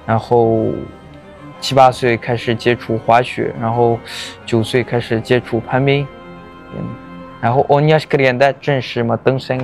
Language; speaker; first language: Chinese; non-native, local second language; Uyghur